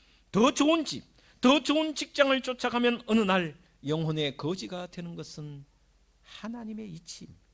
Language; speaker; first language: Korean; native; Korean